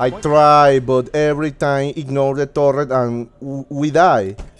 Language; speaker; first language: English; non-native, learner; Spanish